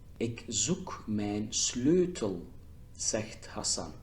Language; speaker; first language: Dutch; non-native, fluent; Turkish